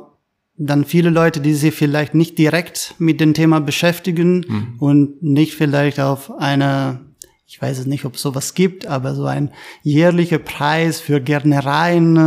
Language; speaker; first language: German; non-native, fluent; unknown